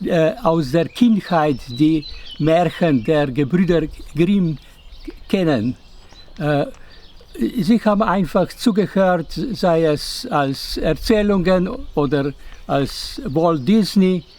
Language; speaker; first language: German; non-native, fluent; Slovenian